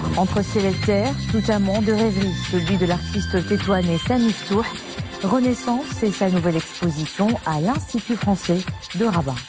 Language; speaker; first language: French; non-native, local second language; Arabic